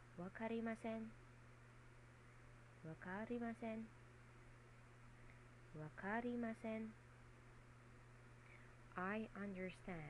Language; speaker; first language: Japanese; non-native, learner; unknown